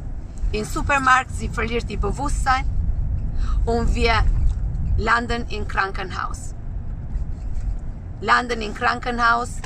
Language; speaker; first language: German; non-native, learner; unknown